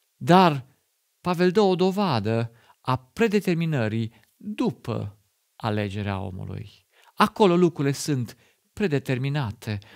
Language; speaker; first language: Romanian; non-native, fluent; German